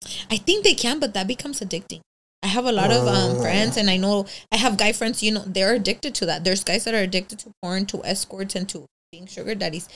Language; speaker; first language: English; early bilingual, other home language; Spanish